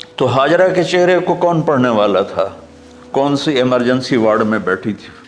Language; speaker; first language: Urdu; non-native, local second language; Punjabi